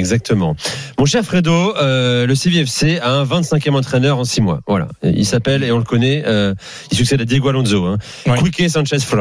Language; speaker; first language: French; native; French